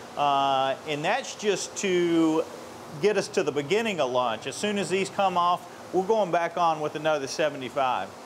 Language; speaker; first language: English; native; English